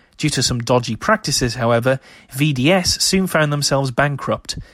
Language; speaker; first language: English; native; English